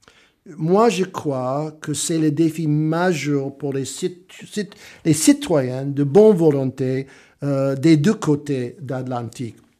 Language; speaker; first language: French; non-native, fluent; English